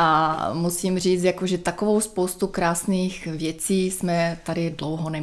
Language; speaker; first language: Czech; native; Czech